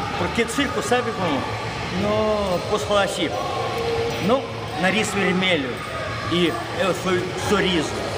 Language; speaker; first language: Portuguese; non-native, learner; Russian